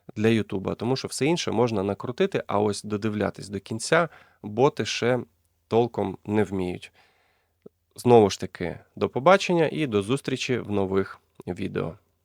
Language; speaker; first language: Ukrainian; non-native, local second language; Russian